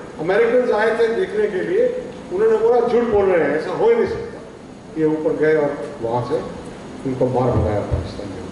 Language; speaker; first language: Hindi; non-native, local second language; Punjabi